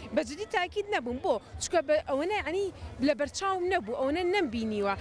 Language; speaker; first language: Central Kurdish; native; Central Kurdish